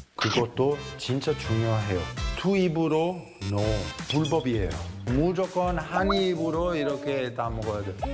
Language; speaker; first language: Korean; non-native, fluent; Italian